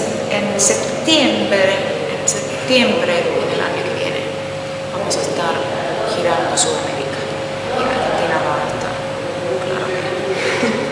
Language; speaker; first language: Spanish; non-native, fluent; Finnish